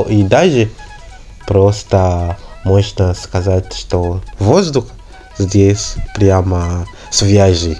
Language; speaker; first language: Russian; non-native, learner; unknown